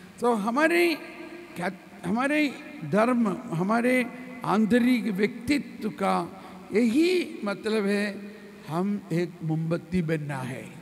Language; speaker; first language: Hindi; non-native, local second language; Malayalam